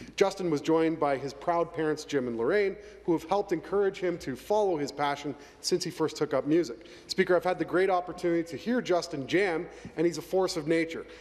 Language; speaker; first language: English; native; English